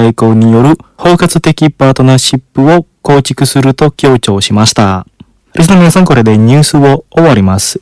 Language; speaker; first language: Japanese; non-native, fluent; Indonesian